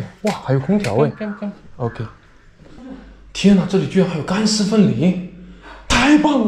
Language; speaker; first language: Chinese; native; Chinese